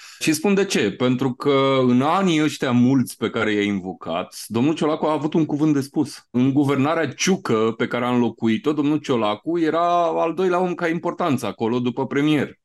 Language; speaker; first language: Romanian; native; Romanian